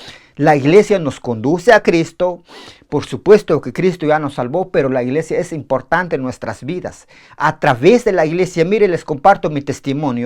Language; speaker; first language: Spanish; native; Spanish